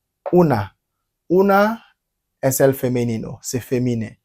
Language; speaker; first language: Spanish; non-native, fluent; Haitian Creole